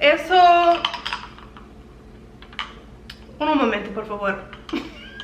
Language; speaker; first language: Spanish; non-native, learner; English